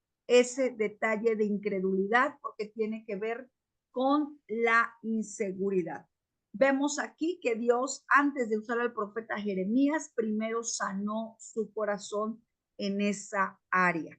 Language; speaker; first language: Spanish; native; Spanish